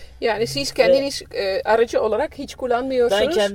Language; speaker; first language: Turkish; non-native, fluent; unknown